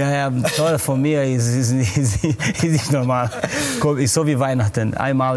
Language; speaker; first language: German; non-native, fluent; Portuguese